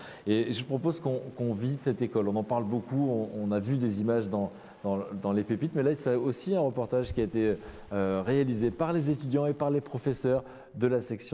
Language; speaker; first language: French; native; French